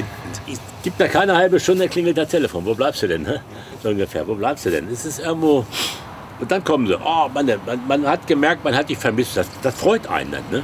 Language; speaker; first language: German; native; German